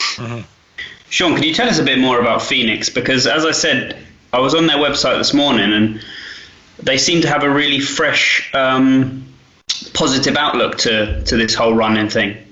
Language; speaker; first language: English; native; English